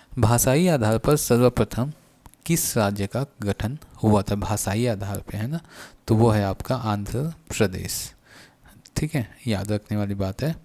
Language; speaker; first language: Hindi; native; Hindi